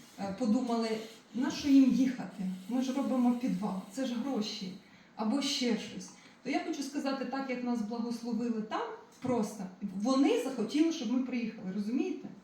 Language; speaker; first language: Ukrainian; non-native, local second language; Russian